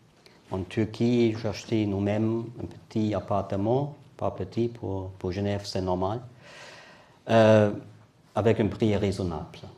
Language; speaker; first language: French; non-native, learner; German